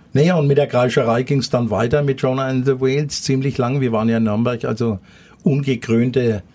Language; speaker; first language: German; native; German